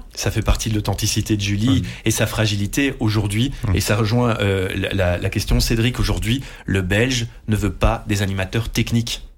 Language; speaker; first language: French; non-native, fluent; Dutch